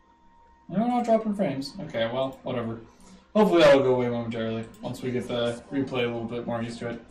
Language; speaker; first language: English; native; English